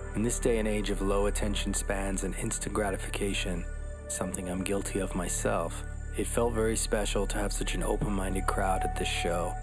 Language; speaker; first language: English; native; English